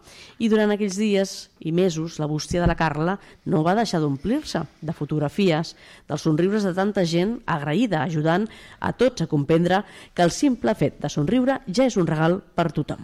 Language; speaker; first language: Catalan; native; Catalan